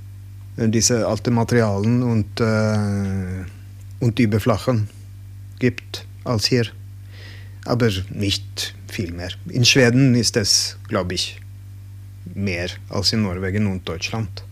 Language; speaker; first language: German; non-native, learner; Norwegian